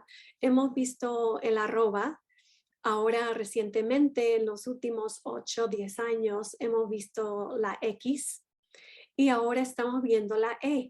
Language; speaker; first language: Spanish; non-native, fluent; English